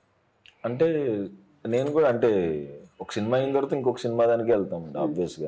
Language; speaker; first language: Telugu; native; Telugu